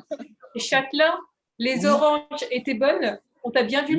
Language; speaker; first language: French; native; French